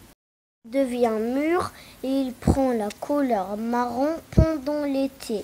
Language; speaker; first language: French; non-native, local second language; Arabic